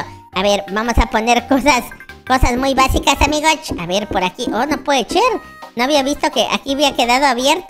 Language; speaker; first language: Spanish; native; Spanish